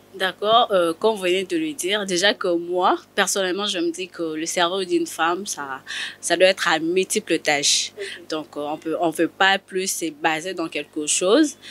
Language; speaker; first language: French; non-native, local second language; Lingala